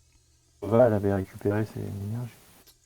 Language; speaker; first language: French; native; French